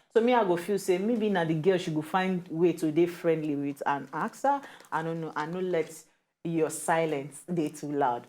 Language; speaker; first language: Nigerian Pidgin; native; Nigerian Pidgin